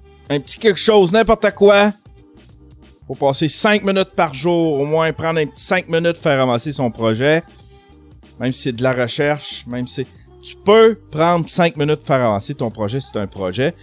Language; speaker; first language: French; native; French